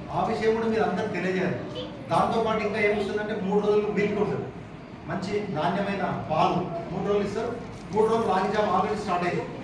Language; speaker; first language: Telugu; native; Telugu